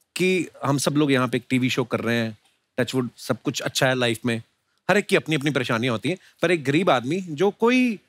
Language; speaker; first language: Hindi; native; Hindi